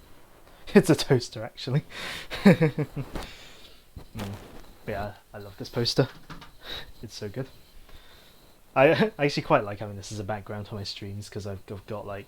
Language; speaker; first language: English; native; English